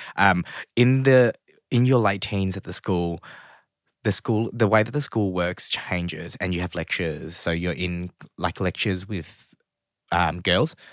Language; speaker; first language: English; native; English